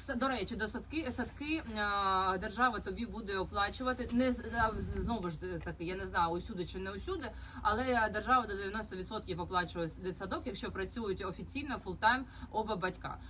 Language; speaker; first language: Ukrainian; native; Ukrainian